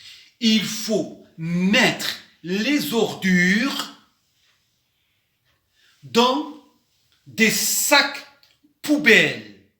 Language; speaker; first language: French; non-native, local second language; Arabic